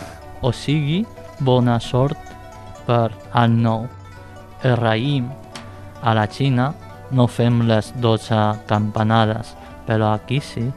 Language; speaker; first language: Catalan; non-native, learner; Chinese